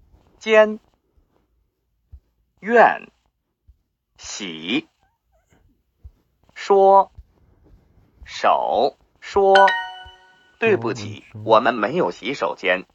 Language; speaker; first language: Chinese; non-native, learner; English